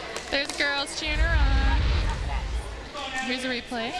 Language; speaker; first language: English; native; English